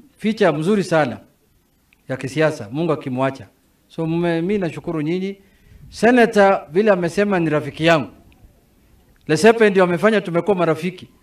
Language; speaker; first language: Swahili; non-native, local second language; Somali